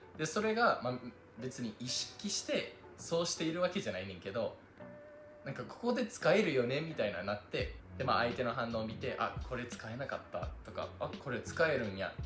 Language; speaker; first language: Japanese; non-native, fluent; English